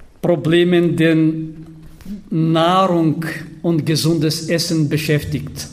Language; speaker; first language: German; non-native, fluent; Bulgarian